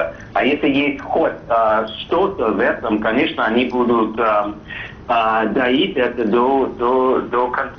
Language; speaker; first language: Russian; non-native, fluent; English